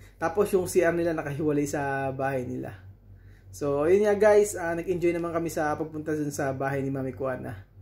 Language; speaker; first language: Filipino; native; Filipino